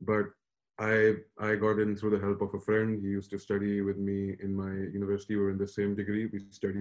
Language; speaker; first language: English; non-native, local second language; Urdu